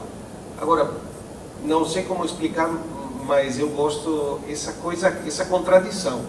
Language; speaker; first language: Portuguese; non-native, fluent; Italian